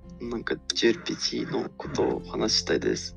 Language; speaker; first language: Japanese; non-native, learner; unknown